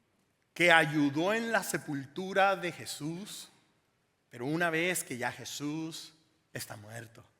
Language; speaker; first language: Spanish; native; Spanish